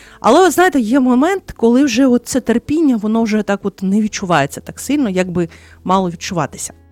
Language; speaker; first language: Ukrainian; native; Ukrainian